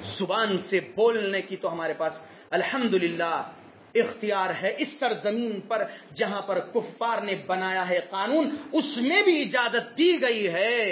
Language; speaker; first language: Urdu; native; Urdu